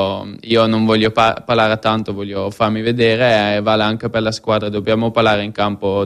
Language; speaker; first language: Italian; non-native, fluent; Dutch